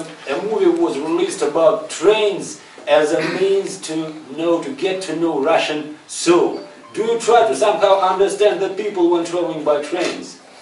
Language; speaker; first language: English; non-native, fluent; Russian